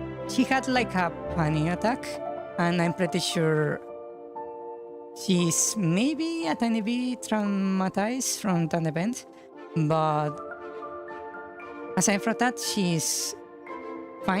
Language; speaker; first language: English; non-native, fluent; Spanish